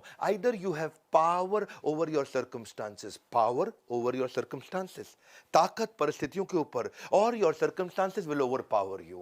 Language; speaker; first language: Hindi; native; Hindi